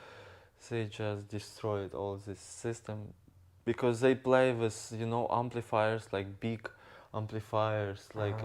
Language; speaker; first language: English; non-native, learner; Ukrainian